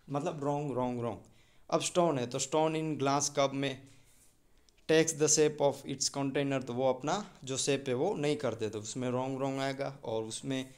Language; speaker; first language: Hindi; native; Hindi